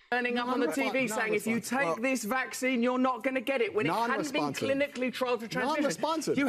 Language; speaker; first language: English; native; English